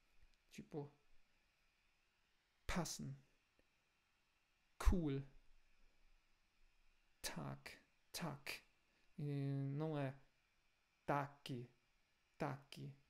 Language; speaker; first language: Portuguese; non-native, fluent; German